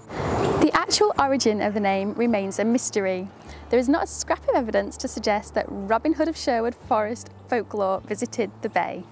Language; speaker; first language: English; native; English